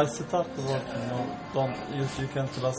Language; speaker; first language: English; non-native, learner; Turkish